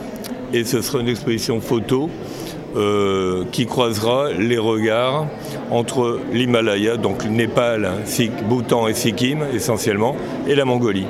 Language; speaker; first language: French; native; French